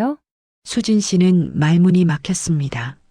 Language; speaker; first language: Korean; native; Korean